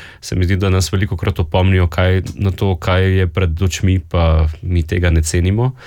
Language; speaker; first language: Slovenian; native; Slovenian